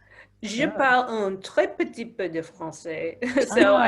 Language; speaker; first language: French; non-native, learner; English